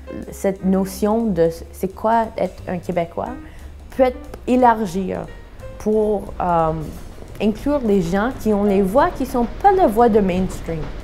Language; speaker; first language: French; non-native, local second language; English